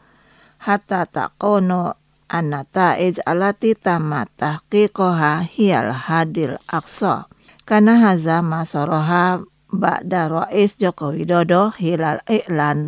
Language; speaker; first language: Arabic; non-native, fluent; Indonesian